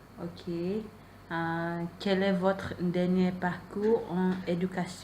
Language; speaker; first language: French; non-native, learner; Malay